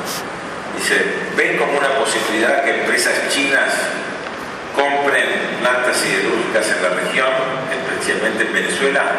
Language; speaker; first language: Spanish; native; Spanish